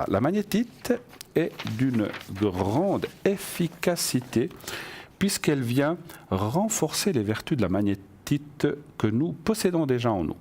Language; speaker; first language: French; native; French